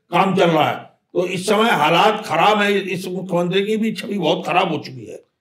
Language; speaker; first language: Hindi; native; Hindi